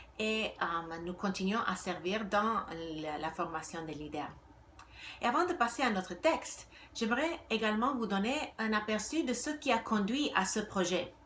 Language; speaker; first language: French; non-native, fluent; Spanish